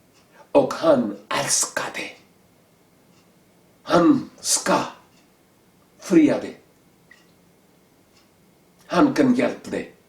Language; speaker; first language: Swedish; non-native, learner; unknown